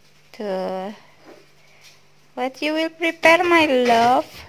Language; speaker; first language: English; non-native, learner; Indonesian